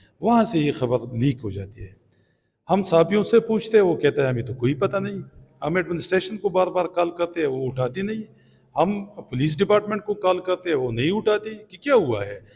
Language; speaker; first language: Urdu; non-native, local second language; Pashto